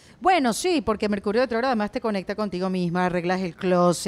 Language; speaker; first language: Spanish; native; Spanish